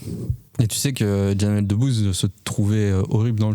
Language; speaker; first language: French; native; French